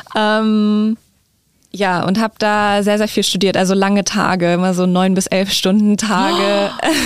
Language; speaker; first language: German; native; German